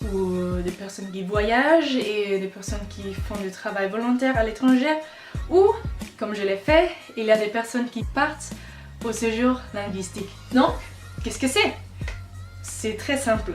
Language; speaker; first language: French; non-native, local second language; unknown